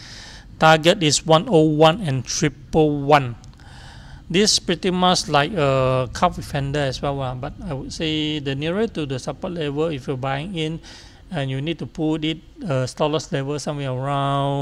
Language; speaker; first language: English; non-native, local second language; Chinese